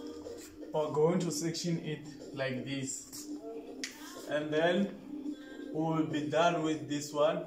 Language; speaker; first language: English; non-native, local second language; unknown